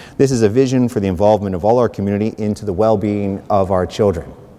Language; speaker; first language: English; native; English